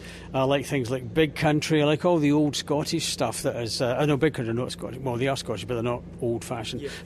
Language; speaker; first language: English; native; English